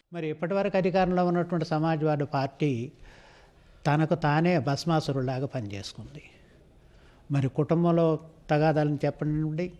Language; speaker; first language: Telugu; native; Telugu